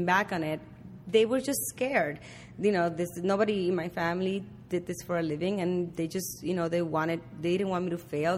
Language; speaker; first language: English; early bilingual, other home language; Spanish